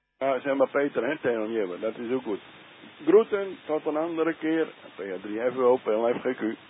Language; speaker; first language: Dutch; non-native, local second language; Western Frisian